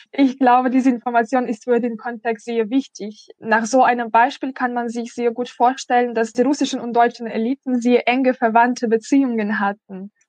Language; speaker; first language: German; non-native, fluent; Russian